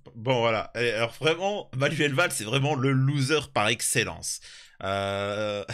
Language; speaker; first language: French; native; French